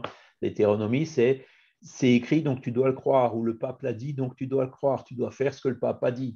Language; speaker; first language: French; native; French